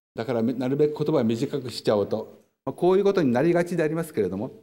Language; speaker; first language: Japanese; native; Japanese